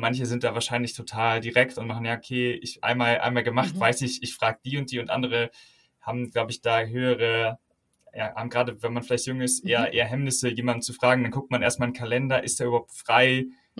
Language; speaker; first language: German; native; German